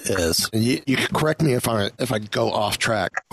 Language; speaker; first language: English; native; English